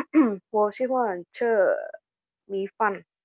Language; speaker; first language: Chinese; non-native, learner; Indonesian